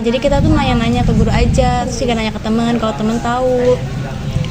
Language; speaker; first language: Indonesian; native; Indonesian